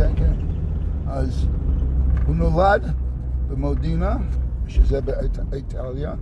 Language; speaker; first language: Hebrew; non-native, fluent; English